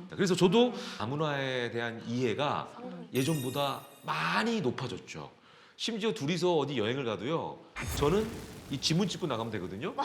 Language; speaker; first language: Korean; native; Korean